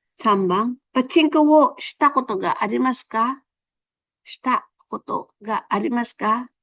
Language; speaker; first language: Japanese; non-native, fluent; Filipino